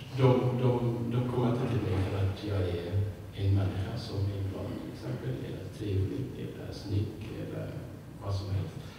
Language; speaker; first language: Swedish; non-native, fluent; Arabic